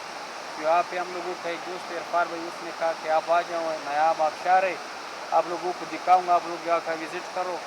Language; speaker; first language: Hindi; non-native, local second language; Pashto